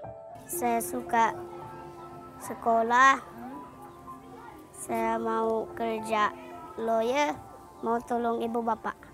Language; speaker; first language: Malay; non-native, local second language; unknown